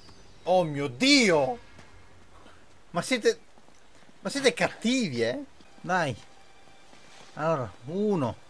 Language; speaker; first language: Italian; native; Italian